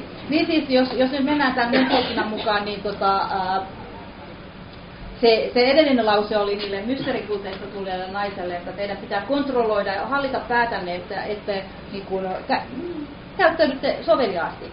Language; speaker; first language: Finnish; native; Finnish